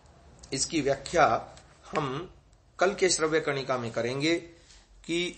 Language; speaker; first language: Hindi; native; Hindi